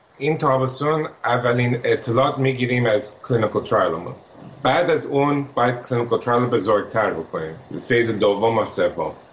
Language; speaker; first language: Persian; early bilingual, heritage; Persian